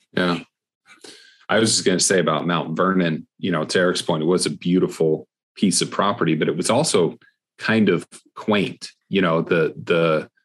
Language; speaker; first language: English; native; English